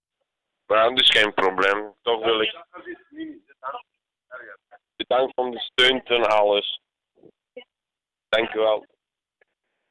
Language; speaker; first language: Dutch; non-native, local second language; Bosnian